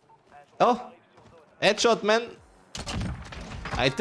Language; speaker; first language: English; non-native, learner; French